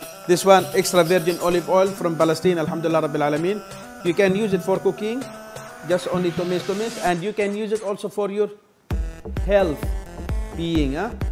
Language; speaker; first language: English; non-native, local second language; Malay